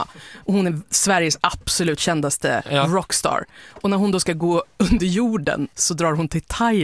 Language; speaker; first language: Swedish; native; Swedish